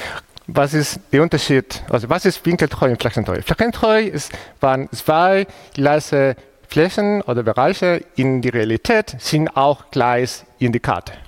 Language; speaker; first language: German; non-native, fluent; Spanish